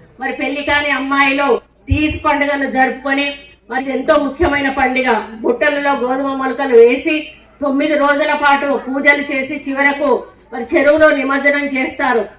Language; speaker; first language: Telugu; native; Telugu